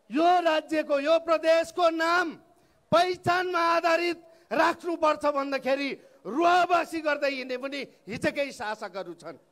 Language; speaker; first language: Nepali; non-native, local second language; Eastern Tamang